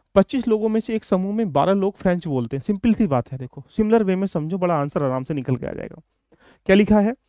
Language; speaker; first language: Hindi; native; Hindi